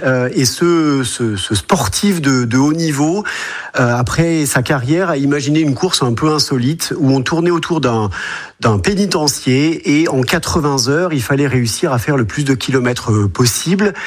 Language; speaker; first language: French; native; French